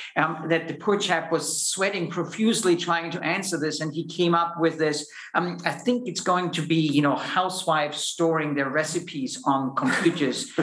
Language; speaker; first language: English; non-native, fluent; German